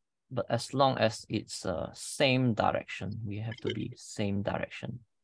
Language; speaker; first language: English; non-native, local second language; Malay